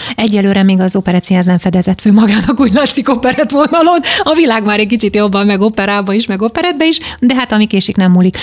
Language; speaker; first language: Hungarian; native; Hungarian